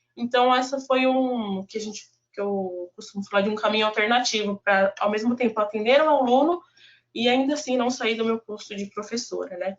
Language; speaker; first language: Portuguese; native; Portuguese